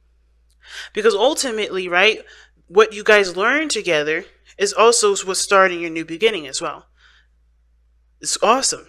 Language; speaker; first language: English; native; English